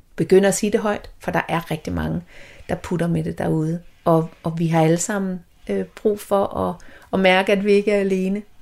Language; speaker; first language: Danish; native; Danish